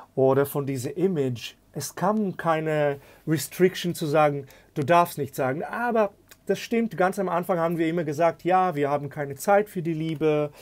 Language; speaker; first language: German; non-native, fluent; Hebrew